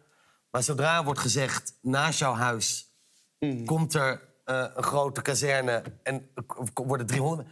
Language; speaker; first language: Dutch; native; Dutch